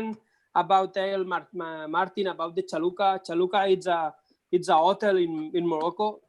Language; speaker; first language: English; non-native, learner; Spanish